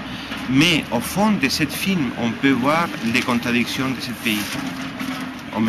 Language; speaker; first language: French; non-native, fluent; Spanish